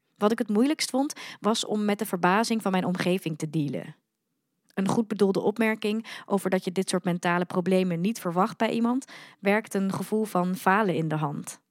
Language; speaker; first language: Dutch; early bilingual, other home language; Arabic